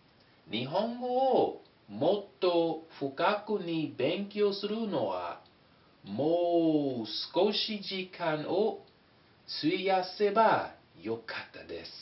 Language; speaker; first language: Japanese; non-native, fluent; English